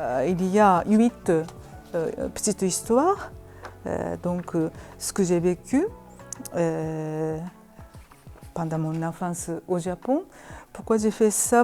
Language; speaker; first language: French; non-native, fluent; Japanese